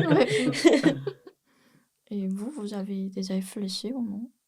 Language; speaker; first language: French; non-native, fluent; Korean